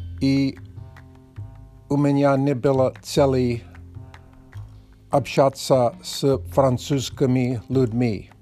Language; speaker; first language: Russian; non-native, learner; English